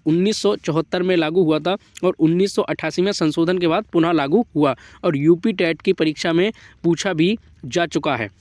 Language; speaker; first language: Hindi; native; Hindi